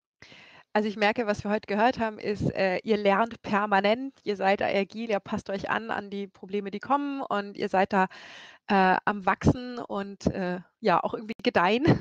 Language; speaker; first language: German; native; German